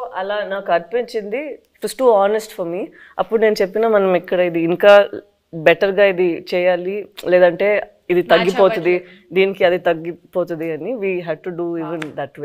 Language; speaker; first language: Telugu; non-native, fluent; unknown